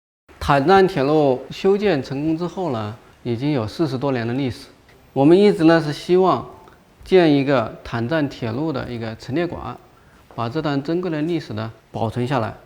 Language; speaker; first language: Chinese; native; Chinese